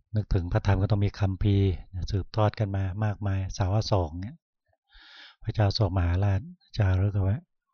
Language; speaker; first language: Thai; native; Thai